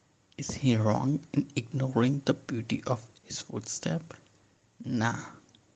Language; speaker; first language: English; non-native, local second language; Gujarati